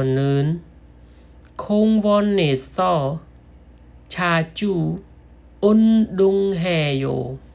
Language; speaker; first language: Korean; non-native, learner; Khmer